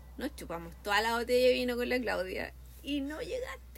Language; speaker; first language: Spanish; native; Spanish